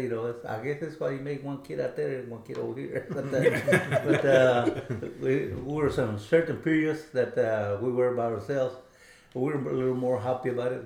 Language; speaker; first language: English; non-native, fluent; Spanish